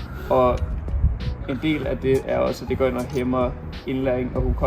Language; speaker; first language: Danish; native; Danish